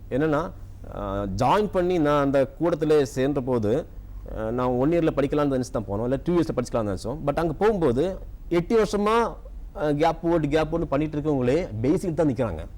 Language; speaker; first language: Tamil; non-native, local second language; Malayalam